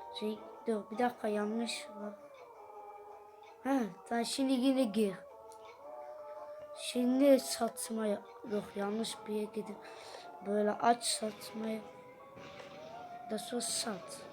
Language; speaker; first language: Turkish; early bilingual, heritage; Dutch